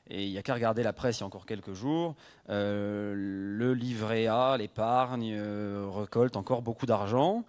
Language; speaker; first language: French; native; French